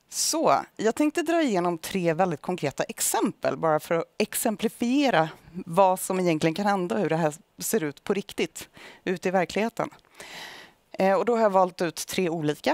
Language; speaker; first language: Swedish; native; Swedish